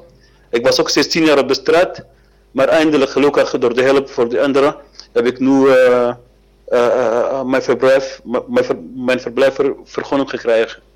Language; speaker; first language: Dutch; non-native, learner; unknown